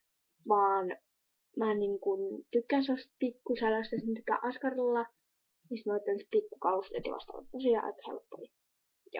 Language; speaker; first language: Finnish; native; Finnish